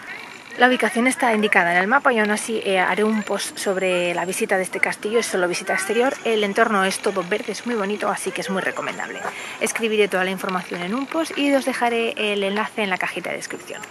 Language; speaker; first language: Spanish; native; Spanish